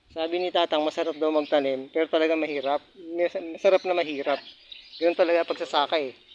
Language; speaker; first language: Filipino; native; Filipino